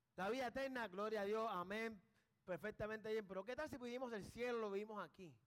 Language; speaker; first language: Spanish; early bilingual, heritage; Spanish